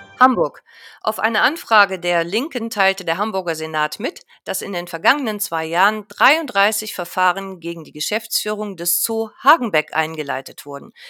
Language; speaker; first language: German; native; German